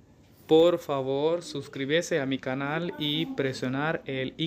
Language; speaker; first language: Spanish; non-native, learner; Hindi